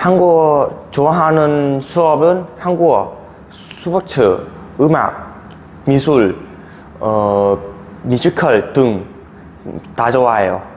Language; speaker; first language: Korean; non-native, learner; Vietnamese